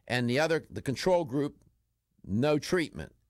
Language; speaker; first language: English; native; English